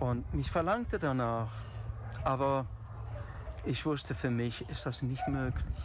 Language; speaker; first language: German; native; German